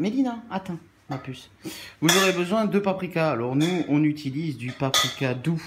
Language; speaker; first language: French; native; French